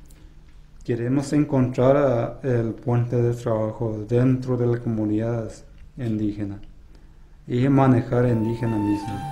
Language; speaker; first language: Spanish; non-native, local second language; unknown